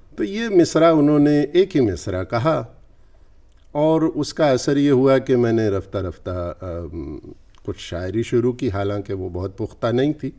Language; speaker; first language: Urdu; non-native, local second language; Hindi